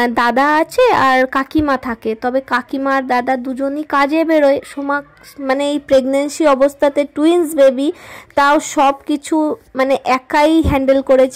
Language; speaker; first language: Bangla; non-native, local second language; Hindi